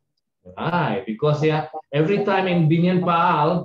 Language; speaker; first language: English; non-native, fluent; Indonesian